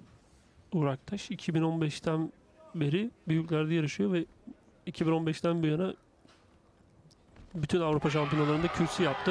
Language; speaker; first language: Turkish; native; Turkish